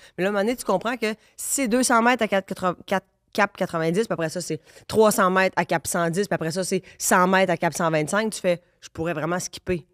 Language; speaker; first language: French; native; French